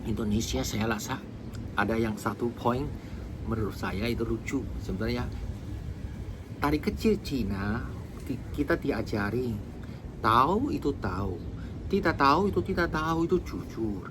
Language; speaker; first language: Indonesian; non-native, fluent; Chinese